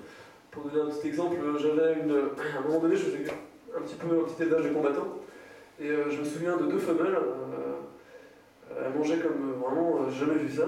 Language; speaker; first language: French; native; French